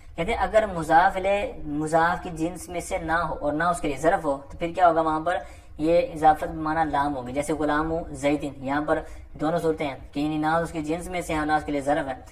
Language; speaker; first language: Urdu; non-native, local second language; Punjabi